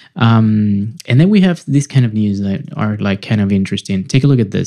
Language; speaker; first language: English; non-native, fluent; Spanish